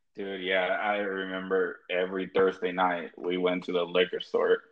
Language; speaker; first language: English; early bilingual, other home language; Spanish